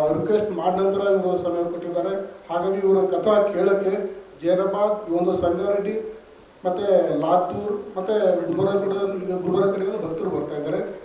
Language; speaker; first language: Kannada; native; Kannada